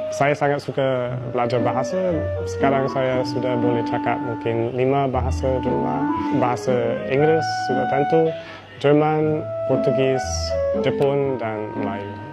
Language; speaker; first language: Malay; non-native, fluent; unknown